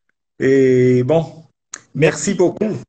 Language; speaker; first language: French; non-native, fluent; Portuguese